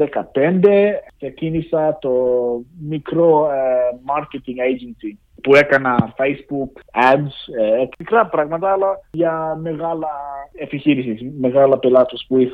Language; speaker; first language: Greek; early bilingual, heritage; English